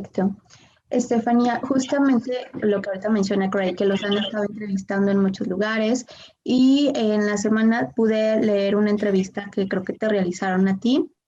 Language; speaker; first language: Spanish; native; Spanish